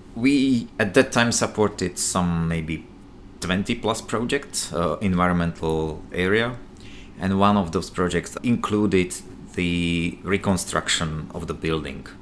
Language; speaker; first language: English; non-native, fluent; Slovak